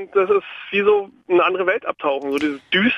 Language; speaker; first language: German; native; German